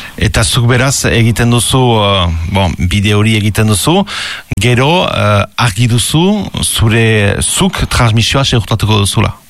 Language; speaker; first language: Basque; native; Basque